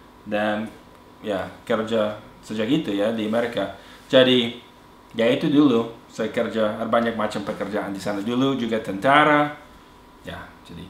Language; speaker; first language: Indonesian; non-native, fluent; English